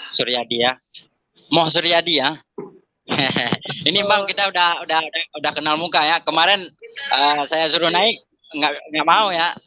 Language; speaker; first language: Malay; non-native, local second language; Achinese